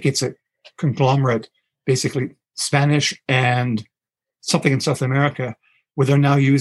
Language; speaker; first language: English; native; English